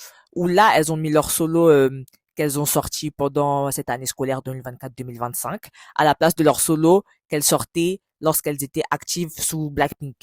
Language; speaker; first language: French; native; French